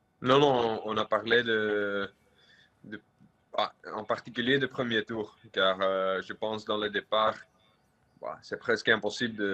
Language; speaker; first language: French; non-native, local second language; Dutch